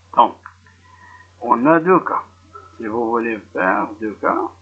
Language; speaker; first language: French; non-native, local second language; Arabic